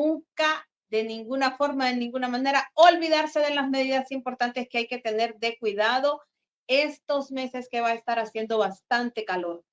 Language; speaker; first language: Spanish; native; Spanish